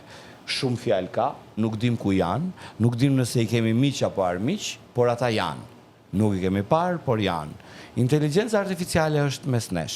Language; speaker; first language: Albanian; native; Albanian